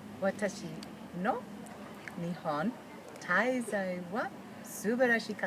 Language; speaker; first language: Japanese; non-native, learner; English